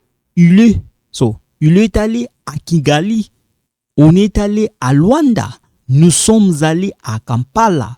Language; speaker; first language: French; non-native, local second language; Lingala